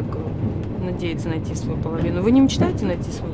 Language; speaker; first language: Russian; native; Russian